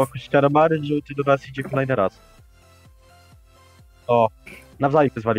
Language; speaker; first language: Polish; native; Polish